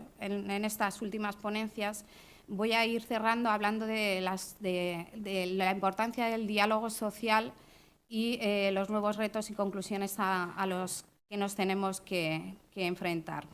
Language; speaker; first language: Spanish; native; Spanish